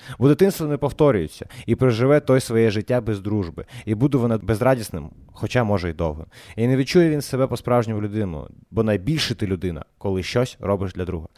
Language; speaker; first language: Ukrainian; non-native, local second language; Russian